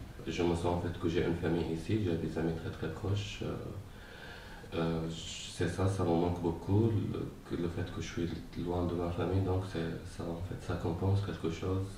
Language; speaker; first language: French; non-native, fluent; Arabic